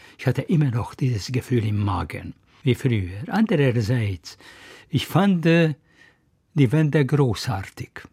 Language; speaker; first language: German; non-native, fluent; Hungarian